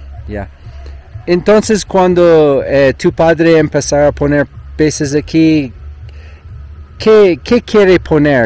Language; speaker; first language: Spanish; non-native, learner; English